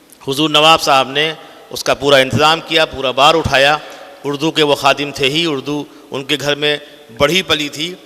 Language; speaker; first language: Urdu; native; Urdu